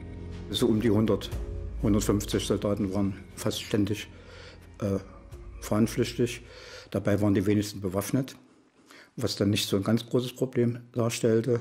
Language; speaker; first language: German; native; German